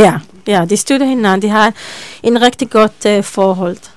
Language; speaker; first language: Danish; non-native, learner; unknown